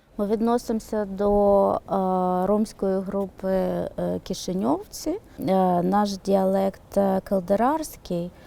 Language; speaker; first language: Ukrainian; non-native, local second language; Romany